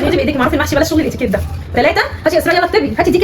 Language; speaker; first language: Arabic; native; Arabic